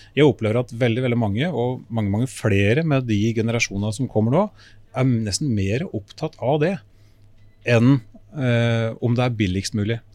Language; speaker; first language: Norwegian; native; Norwegian